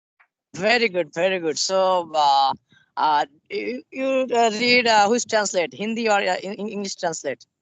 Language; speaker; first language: English; non-native, learner; Bangla